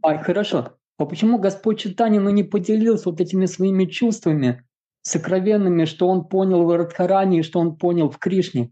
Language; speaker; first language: Russian; native; Russian